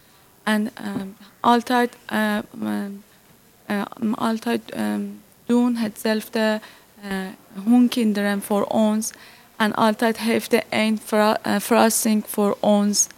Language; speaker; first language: Dutch; non-native, learner; Persian